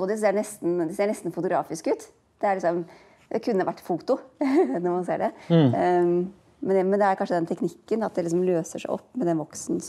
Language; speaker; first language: Norwegian; native; Norwegian